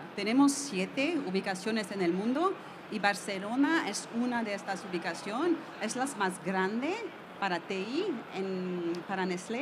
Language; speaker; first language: Spanish; non-native, fluent; French